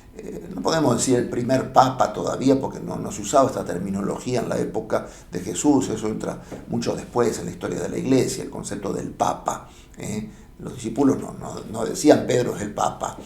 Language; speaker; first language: Spanish; native; Spanish